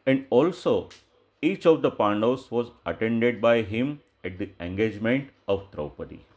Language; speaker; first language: English; non-native, local second language; Gujarati